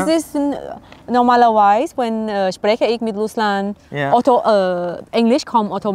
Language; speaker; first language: German; non-native, learner; Thai